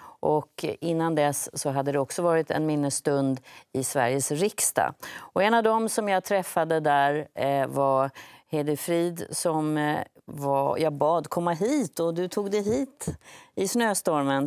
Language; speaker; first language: Swedish; native; Swedish